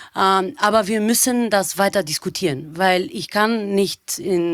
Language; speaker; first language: German; non-native, fluent; Bulgarian